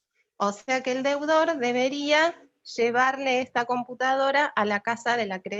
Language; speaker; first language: Spanish; native; Spanish